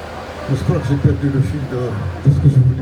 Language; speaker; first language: French; non-native, local second language; Arabic